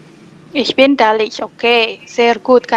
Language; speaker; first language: German; non-native, fluent; Indonesian